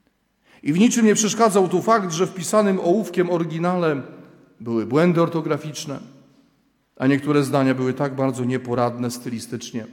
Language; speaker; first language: Polish; native; Polish